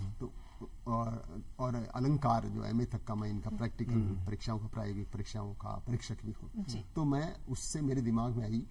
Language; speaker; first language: Hindi; non-native, local second language; Marwari